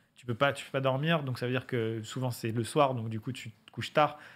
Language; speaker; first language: French; native; French